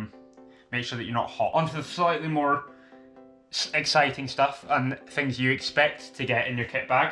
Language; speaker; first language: English; native; English